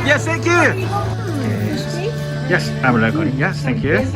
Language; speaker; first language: English; non-native, learner; Japanese